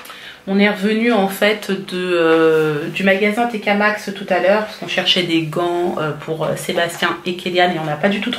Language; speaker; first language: French; native; French